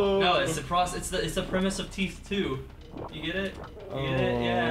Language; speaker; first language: English; native; English